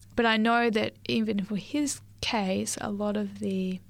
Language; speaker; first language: English; native; English